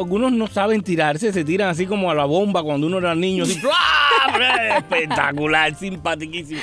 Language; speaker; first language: Spanish; native; Spanish